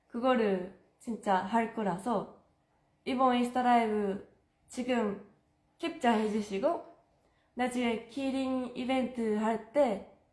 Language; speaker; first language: Korean; non-native, fluent; Japanese